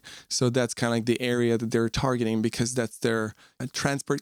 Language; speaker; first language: English; non-native, fluent; Ukrainian